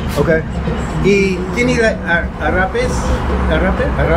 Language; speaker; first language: Spanish; non-native, learner; English